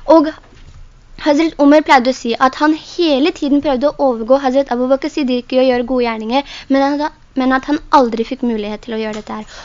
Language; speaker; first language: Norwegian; early bilingual, other home language; Urdu